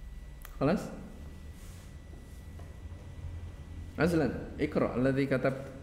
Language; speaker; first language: Arabic; non-native, fluent; Indonesian